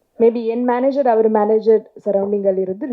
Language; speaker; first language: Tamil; non-native, learner; Kannada